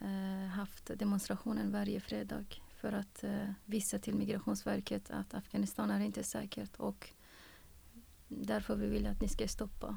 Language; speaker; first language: Swedish; non-native, fluent; Persian